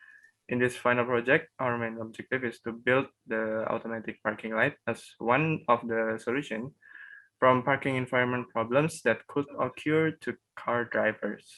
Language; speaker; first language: English; non-native, learner; Indonesian